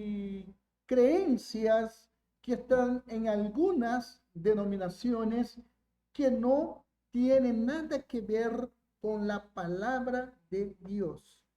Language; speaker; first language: Spanish; non-native, fluent; Portuguese